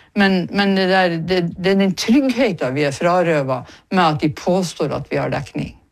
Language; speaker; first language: Norwegian; native; Norwegian